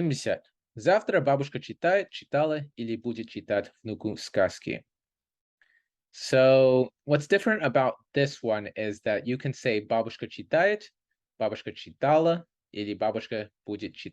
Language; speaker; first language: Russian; non-native, fluent; English